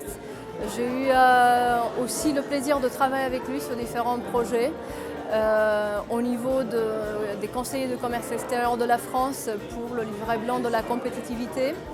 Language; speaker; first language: French; non-native, fluent; Romanian